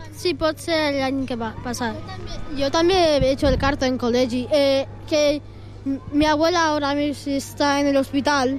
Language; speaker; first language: Catalan; non-native, local second language; Spanish